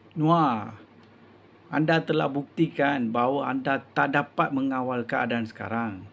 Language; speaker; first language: Malay; non-native, local second language; Tamil